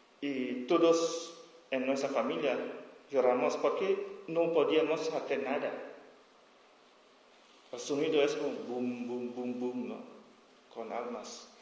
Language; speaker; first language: Spanish; non-native, learner; S'gaw Karen